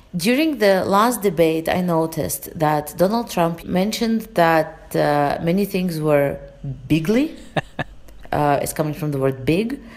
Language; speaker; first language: English; non-native, fluent; Russian